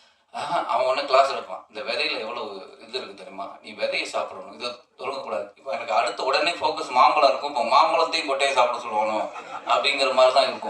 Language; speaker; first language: Tamil; native; Tamil